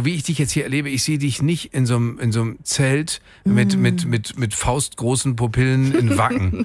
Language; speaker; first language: German; native; German